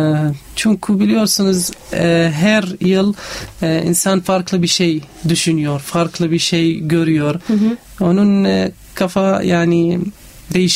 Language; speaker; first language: Turkish; non-native, learner; Arabic